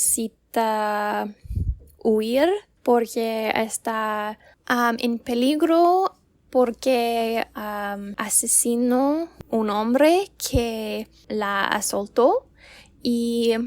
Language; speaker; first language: Spanish; non-native, learner; English